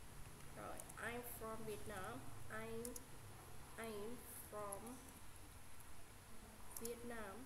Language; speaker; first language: English; non-native, learner; Vietnamese